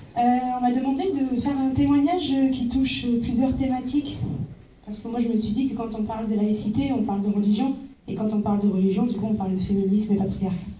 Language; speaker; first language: French; early bilingual, other home language; Arabic